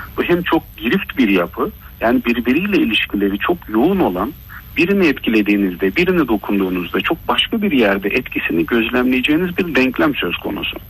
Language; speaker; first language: Turkish; early bilingual, heritage; Turkish